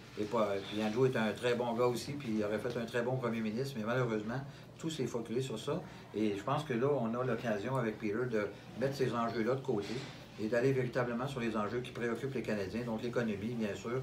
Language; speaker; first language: French; native; French